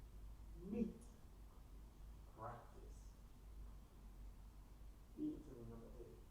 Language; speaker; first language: English; non-native, fluent; Thai